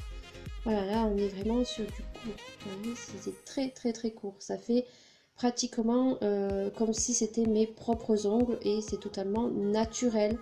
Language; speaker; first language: French; native; French